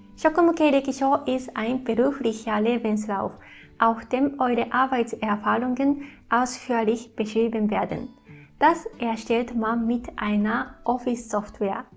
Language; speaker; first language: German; non-native, fluent; Japanese